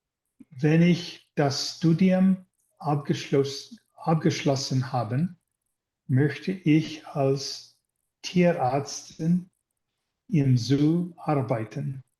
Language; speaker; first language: German; non-native, learner; English